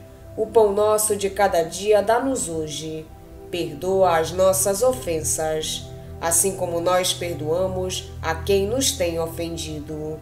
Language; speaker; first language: Portuguese; native; Portuguese